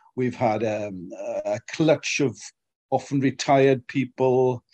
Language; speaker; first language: English; native; English